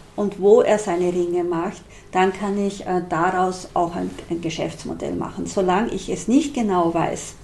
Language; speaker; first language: German; native; German